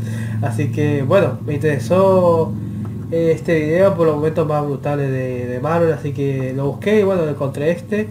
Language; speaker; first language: Spanish; native; Spanish